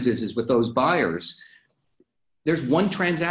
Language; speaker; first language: English; native; English